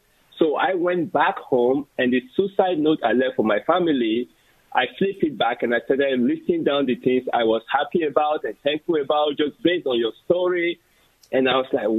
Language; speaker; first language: English; non-native, local second language; Bini